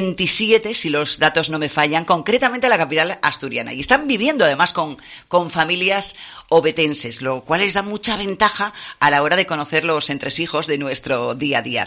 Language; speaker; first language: Spanish; native; Spanish